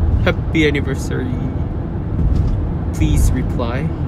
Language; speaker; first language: English; non-native, learner; Japanese